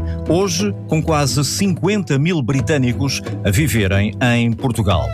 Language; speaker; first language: Portuguese; native; Portuguese